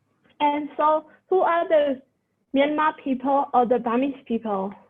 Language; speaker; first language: English; non-native, fluent; Burmese